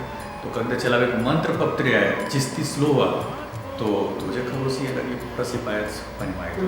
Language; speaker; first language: Russian; non-native, learner; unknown